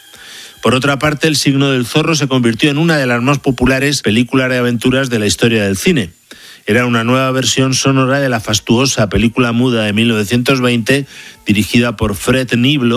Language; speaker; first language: Spanish; native; Spanish